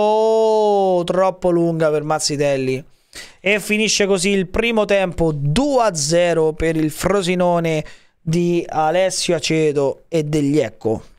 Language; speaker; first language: Italian; native; Italian